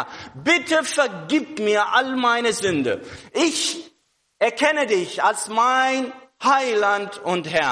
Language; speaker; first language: German; non-native, fluent; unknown